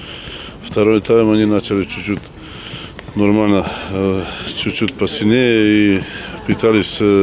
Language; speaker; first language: Russian; non-native, fluent; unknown